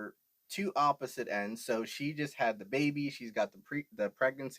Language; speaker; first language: English; native; English